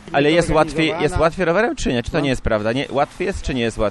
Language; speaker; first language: Polish; native; Polish